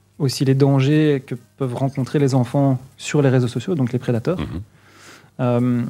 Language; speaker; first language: French; native; French